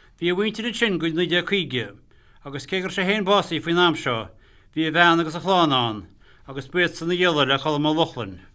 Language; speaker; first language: Irish; native; Irish